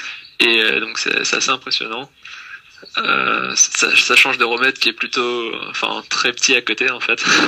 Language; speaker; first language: French; native; French